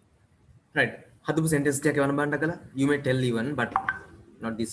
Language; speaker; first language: English; non-native, local second language; Sinhala